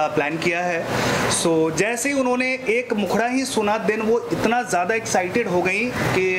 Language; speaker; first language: Hindi; native; Hindi